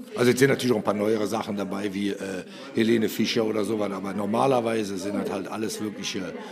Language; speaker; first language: German; native; German